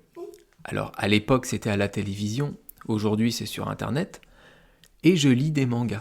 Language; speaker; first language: French; native; French